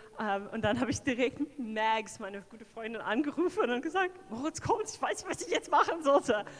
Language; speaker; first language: German; non-native, fluent; English